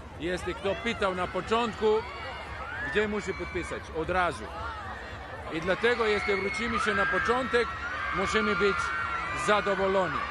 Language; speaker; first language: Polish; non-native, learner; Serbian